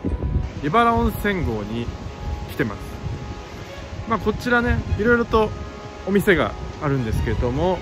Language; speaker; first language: Japanese; native; Japanese